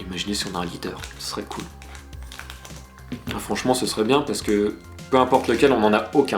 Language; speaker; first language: French; native; French